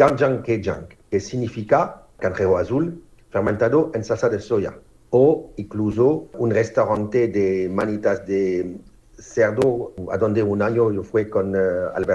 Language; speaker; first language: Spanish; non-native, fluent; French